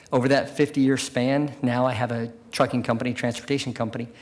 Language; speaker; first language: English; native; English